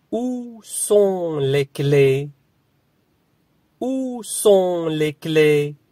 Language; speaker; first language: French; non-native, fluent; Arabic